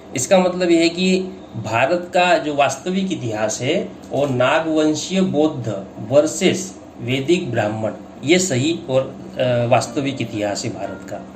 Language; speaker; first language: Hindi; non-native, local second language; Marathi